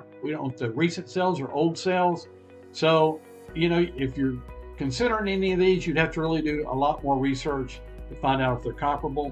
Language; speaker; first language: English; native; English